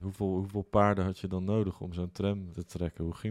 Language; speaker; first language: Dutch; native; Dutch